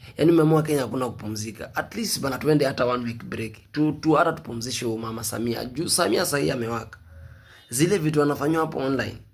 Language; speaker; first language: Swahili; native; Swahili